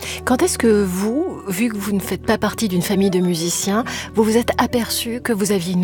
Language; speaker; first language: French; native; French